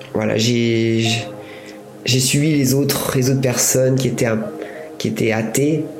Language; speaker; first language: French; native; French